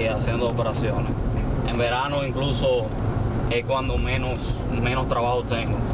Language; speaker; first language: Spanish; native; Spanish